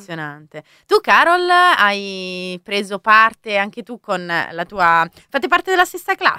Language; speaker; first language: Italian; native; Italian